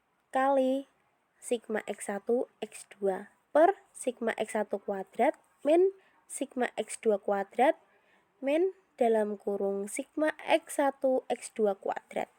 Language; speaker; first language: Indonesian; native; Indonesian